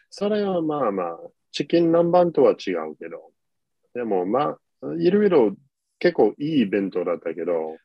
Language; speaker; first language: Japanese; non-native, fluent; English